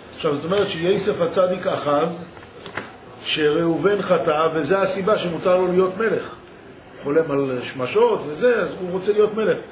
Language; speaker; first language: Hebrew; native; Hebrew